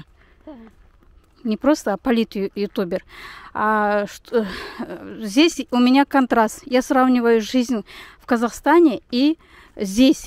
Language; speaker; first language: Russian; non-native, local second language; Kazakh